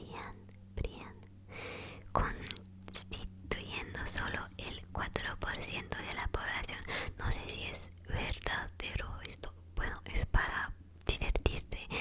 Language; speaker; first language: Spanish; non-native, learner; Korean